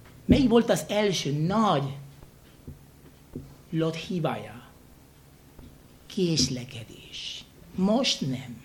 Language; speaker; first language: Hungarian; non-native, fluent; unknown